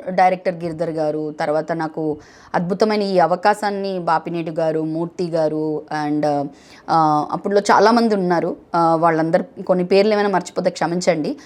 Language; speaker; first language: Telugu; non-native, fluent; Bangla